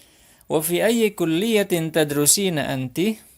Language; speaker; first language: Arabic; non-native, fluent; Indonesian